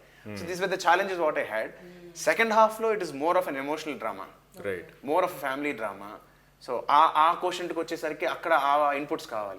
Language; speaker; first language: Telugu; native; Telugu